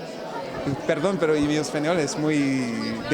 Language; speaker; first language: Spanish; non-native, learner; English